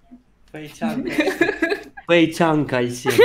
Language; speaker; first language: Chinese; non-native, learner; Russian